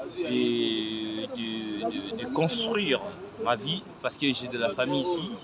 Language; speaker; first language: French; early bilingual, other home language; Lingala